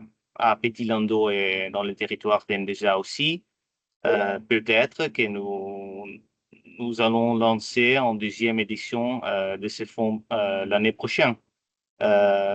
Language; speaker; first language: French; non-native, fluent; Italian